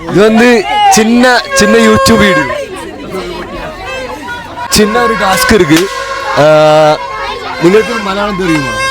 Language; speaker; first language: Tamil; non-native, learner; Malayalam